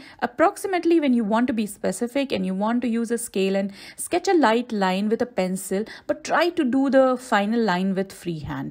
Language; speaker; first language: English; non-native, local second language; Hindi